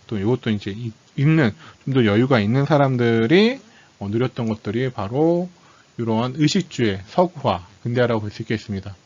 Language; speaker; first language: Korean; native; Korean